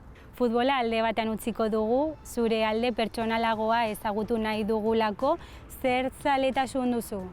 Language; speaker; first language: Basque; native; Basque